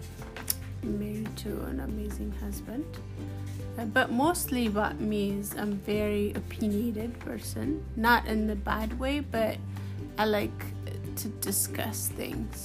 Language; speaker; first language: English; non-native, fluent; Amharic